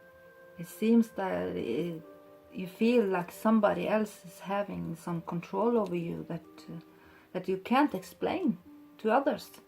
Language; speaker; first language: English; non-native, fluent; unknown